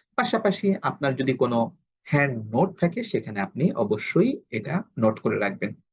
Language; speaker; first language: Bangla; native; Bangla